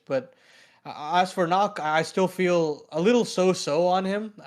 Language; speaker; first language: English; native; English